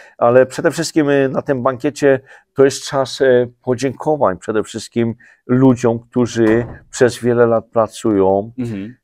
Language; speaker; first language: Polish; native; Polish